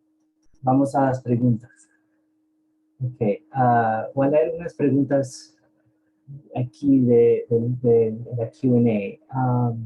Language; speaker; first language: Spanish; early bilingual, heritage; Spanish